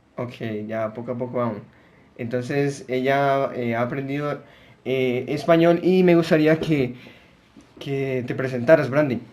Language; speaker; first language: Spanish; native; Spanish